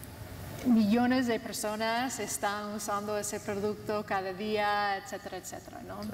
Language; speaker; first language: Spanish; non-native, fluent; English